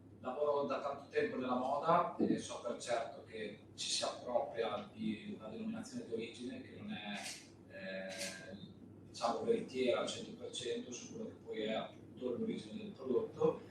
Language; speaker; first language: Italian; native; Italian